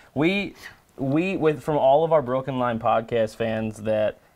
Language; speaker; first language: English; native; English